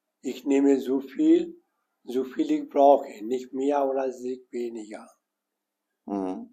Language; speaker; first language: German; non-native, learner; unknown